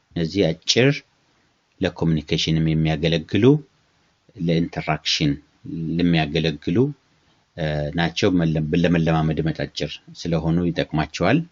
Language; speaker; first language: Amharic; non-native, local second language; Oromo